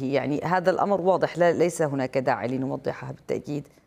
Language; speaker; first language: Arabic; native; Arabic